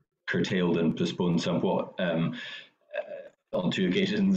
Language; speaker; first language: English; native; English